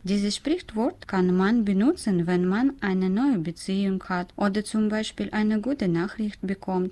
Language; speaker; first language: German; non-native, learner; Russian